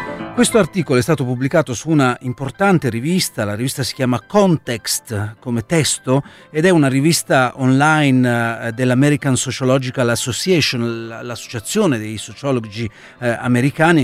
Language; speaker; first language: Italian; native; Italian